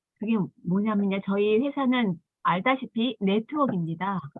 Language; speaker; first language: Korean; native; Korean